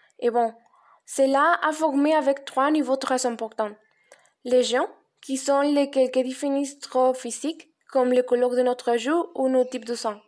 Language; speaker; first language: French; non-native, learner; Spanish